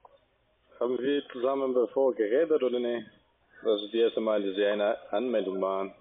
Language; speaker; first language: German; non-native, fluent; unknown